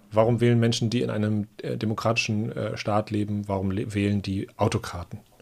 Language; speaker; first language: German; native; German